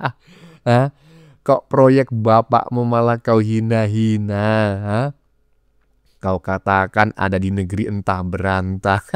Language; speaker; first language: Indonesian; native; Indonesian